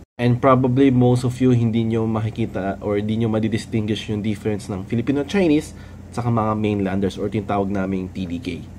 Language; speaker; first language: Filipino; native; Filipino